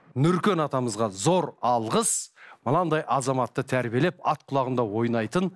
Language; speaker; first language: Kazakh; native; Kazakh